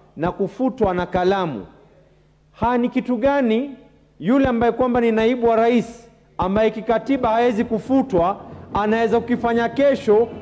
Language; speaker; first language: Swahili; native; Swahili